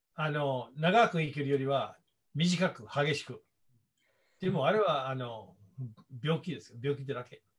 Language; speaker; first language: Japanese; non-native, fluent; English